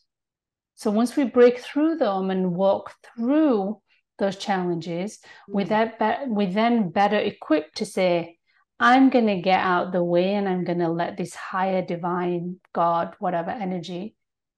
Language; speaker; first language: English; native; English